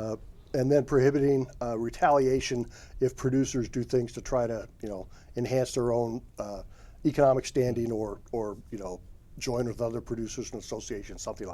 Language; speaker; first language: English; native; English